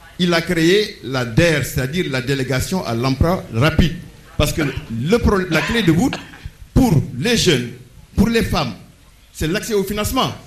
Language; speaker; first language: French; non-native, local second language; Wolof